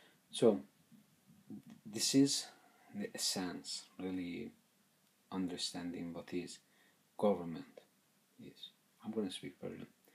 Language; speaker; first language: English; non-native, fluent; Persian